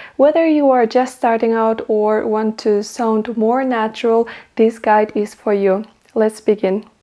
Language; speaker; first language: English; non-native, fluent; Kazakh